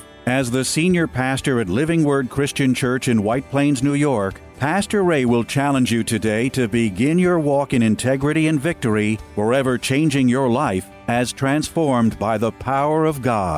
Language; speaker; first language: English; native; English